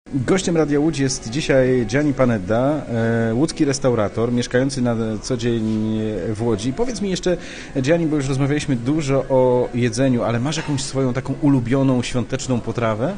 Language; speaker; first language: Polish; native; Polish